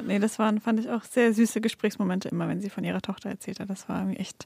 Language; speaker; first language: German; native; German